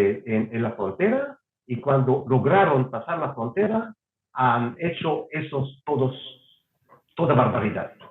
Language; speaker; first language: Spanish; non-native, fluent; Hebrew